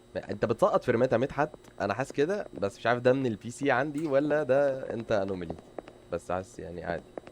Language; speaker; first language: Egyptian Arabic; native; Egyptian Arabic